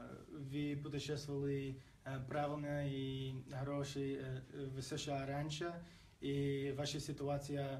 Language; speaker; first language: Russian; non-native, learner; English